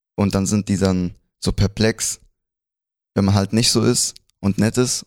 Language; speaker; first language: German; early bilingual, other home language; Spanish